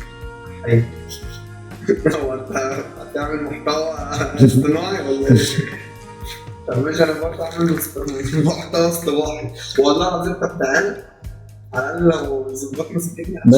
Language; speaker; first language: Arabic; native; Arabic